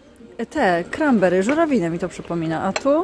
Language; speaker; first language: Polish; native; Polish